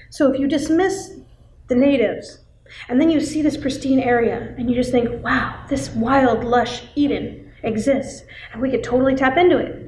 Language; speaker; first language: English; native; English